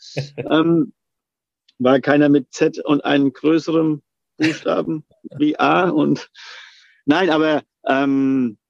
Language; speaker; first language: German; native; German